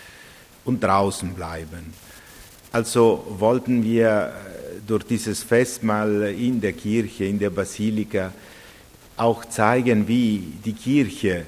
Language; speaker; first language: German; non-native, fluent; Italian